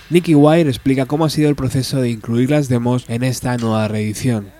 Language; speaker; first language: Spanish; native; Spanish